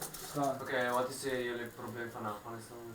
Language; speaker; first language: Dutch; non-native, learner; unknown